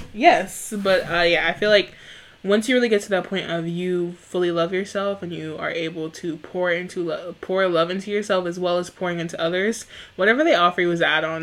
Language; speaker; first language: English; native; English